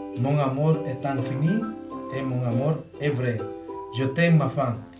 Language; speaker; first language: French; non-native, learner; Spanish